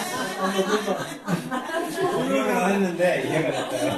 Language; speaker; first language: Turkish; native; Turkish